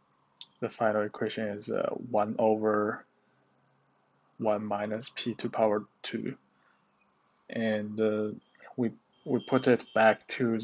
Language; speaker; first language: English; non-native, learner; Chinese